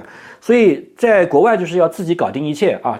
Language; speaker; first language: Chinese; native; Chinese